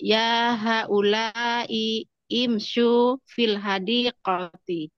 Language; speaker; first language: Arabic; non-native, learner; Indonesian